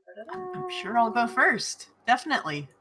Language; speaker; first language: English; native; English